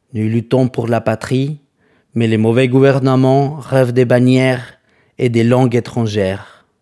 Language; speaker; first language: French; non-native, fluent; Spanish